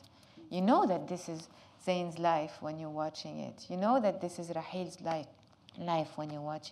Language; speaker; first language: English; non-native, fluent; Arabic